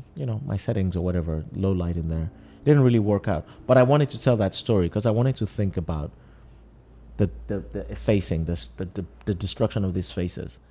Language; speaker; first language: English; non-native, local second language; Yoruba